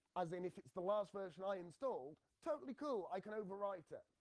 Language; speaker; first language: English; native; English